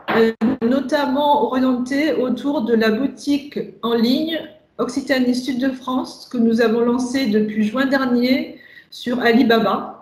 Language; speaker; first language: French; native; French